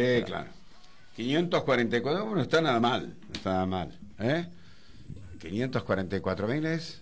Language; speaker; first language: Spanish; native; Spanish